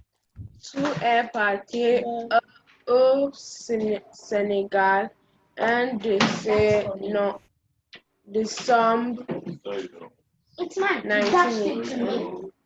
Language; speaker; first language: French; non-native, learner; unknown